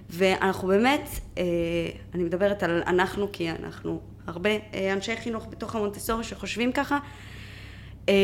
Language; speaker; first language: Hebrew; non-native, fluent; Spanish